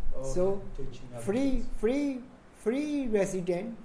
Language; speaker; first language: English; non-native, fluent; Burmese